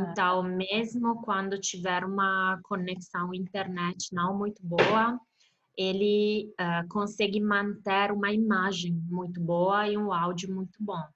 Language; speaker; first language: Portuguese; non-native, fluent; Italian